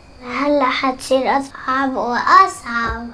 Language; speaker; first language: Arabic; native; Arabic